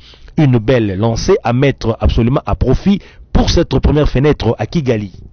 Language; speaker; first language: French; native; French